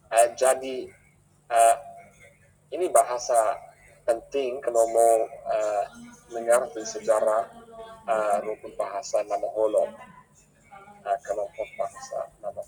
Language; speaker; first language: Indonesian; non-native, fluent; English